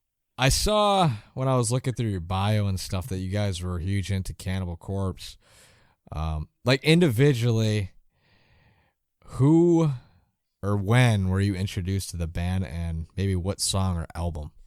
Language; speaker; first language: English; native; English